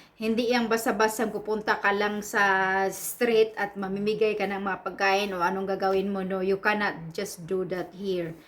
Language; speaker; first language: Filipino; non-native, local second language; Cebuano